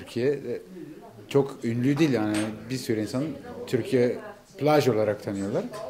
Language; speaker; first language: Turkish; non-native, fluent; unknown